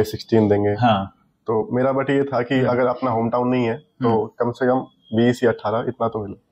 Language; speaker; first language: Hindi; native; Hindi